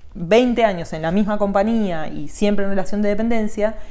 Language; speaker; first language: Spanish; native; Spanish